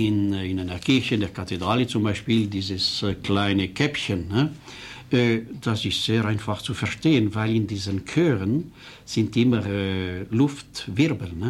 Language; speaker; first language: German; non-native, local second language; French